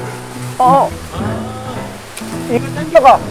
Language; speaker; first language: Korean; native; Korean